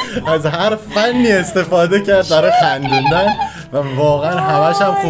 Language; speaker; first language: Persian; native; Persian